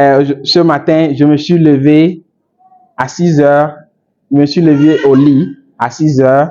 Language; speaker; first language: French; non-native, fluent; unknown